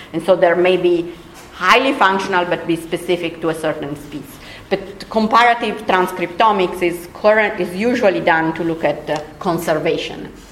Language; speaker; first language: English; non-native, fluent; Italian